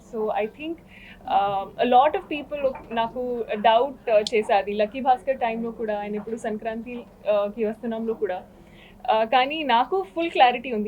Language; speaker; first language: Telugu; non-native, learner; Hindi